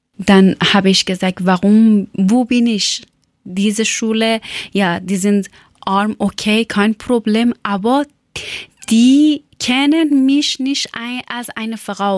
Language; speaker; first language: German; non-native, learner; Persian